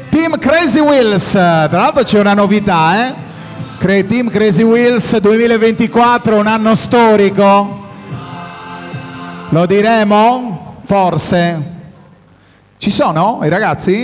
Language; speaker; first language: Italian; native; Italian